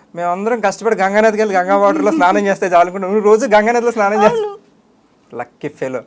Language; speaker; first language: Telugu; native; Telugu